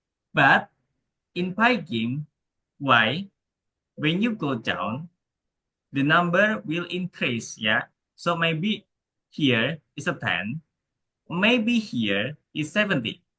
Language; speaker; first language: English; non-native, learner; Indonesian